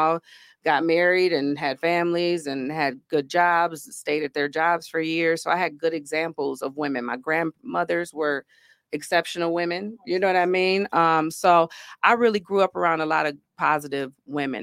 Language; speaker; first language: English; native; English